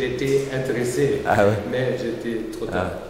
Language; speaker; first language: French; non-native, learner; German